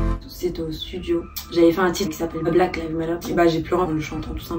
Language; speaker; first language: French; native; French